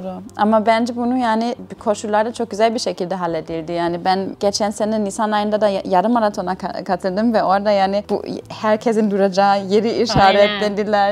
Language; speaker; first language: Turkish; non-native, fluent; German